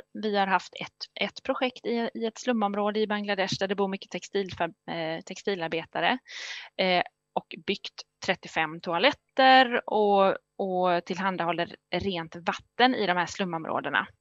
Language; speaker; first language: Swedish; native; Swedish